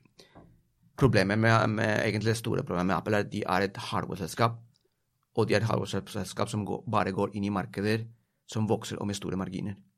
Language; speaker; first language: Norwegian; non-native, fluent; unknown